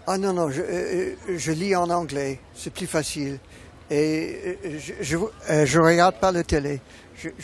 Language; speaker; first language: French; non-native, fluent; English